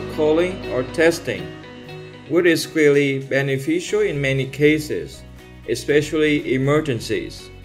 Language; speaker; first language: English; non-native, fluent; Vietnamese